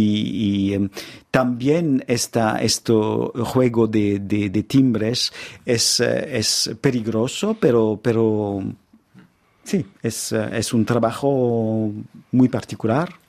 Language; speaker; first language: Spanish; non-native, fluent; French